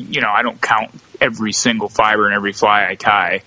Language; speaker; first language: English; native; English